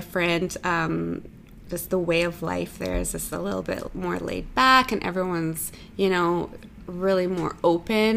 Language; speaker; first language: English; native; English